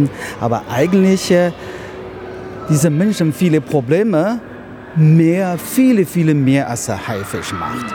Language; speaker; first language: German; non-native, learner; Chinese